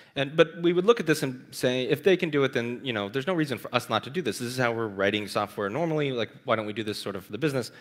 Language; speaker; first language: English; native; English